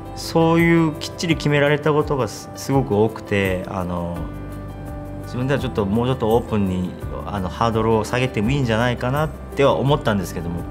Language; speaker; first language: Japanese; non-native, fluent; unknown